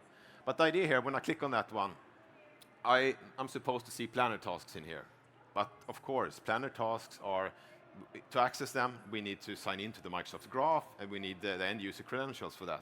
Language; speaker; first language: English; non-native, fluent; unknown